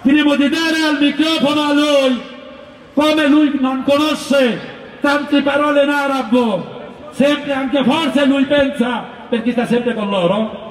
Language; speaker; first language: Italian; non-native, learner; Bangla